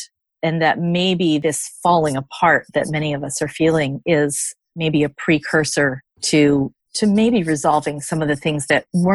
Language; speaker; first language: English; native; English